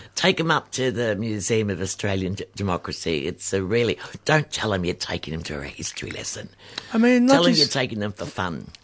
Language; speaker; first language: English; native; English